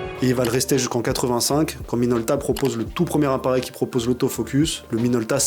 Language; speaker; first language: French; native; French